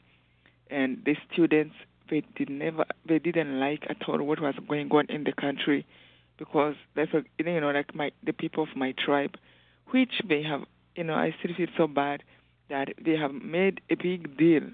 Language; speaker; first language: English; non-native, local second language; Kinyarwanda